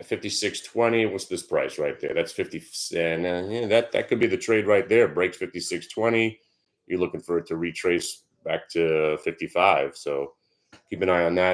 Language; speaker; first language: English; native; English